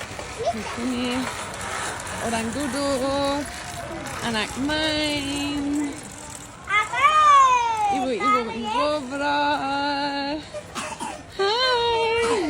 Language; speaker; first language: Indonesian; non-native, fluent; German